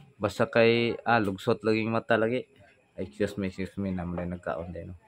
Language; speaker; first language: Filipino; non-native, local second language; Cebuano